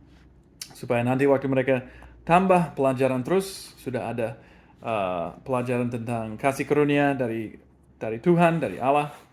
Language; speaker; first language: Indonesian; non-native, fluent; English